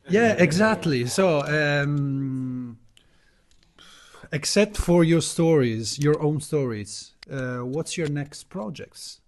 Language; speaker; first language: English; non-native, learner; Italian